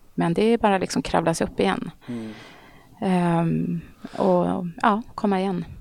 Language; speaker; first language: Swedish; native; Swedish